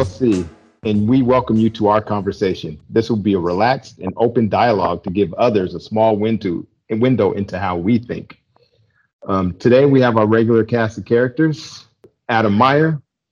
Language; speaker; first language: English; native; English